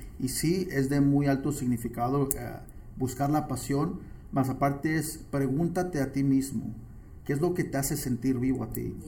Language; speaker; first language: Spanish; early bilingual, heritage; Spanish